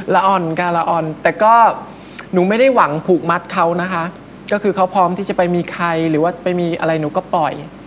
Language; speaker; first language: Thai; native; Thai